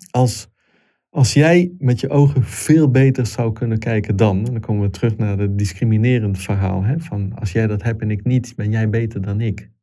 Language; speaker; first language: Dutch; non-native, fluent; Italian